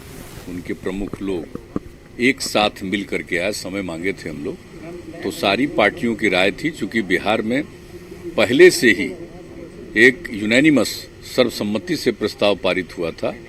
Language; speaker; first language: Hindi; native; Hindi